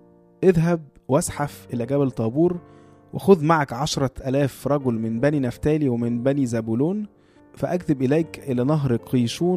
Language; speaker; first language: Arabic; native; Arabic